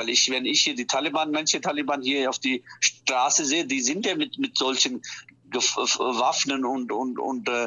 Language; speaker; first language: German; non-native, fluent; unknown